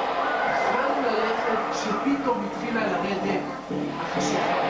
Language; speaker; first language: Hebrew; native; Hebrew